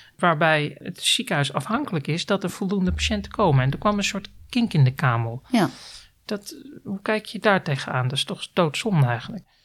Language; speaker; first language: Dutch; native; Dutch